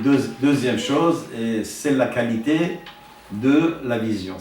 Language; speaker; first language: French; non-native, fluent; Persian